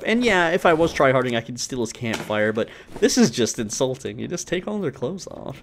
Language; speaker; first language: English; native; English